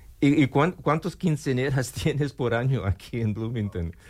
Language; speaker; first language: Spanish; non-native, learner; English